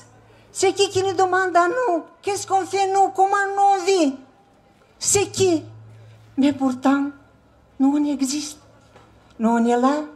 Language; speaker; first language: French; non-native, learner; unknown